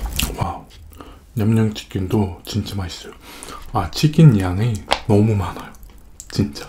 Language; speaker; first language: Korean; non-native, fluent; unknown